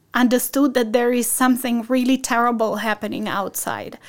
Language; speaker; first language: English; non-native, fluent; Ukrainian